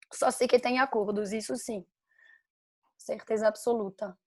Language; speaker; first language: Portuguese; non-native, fluent; French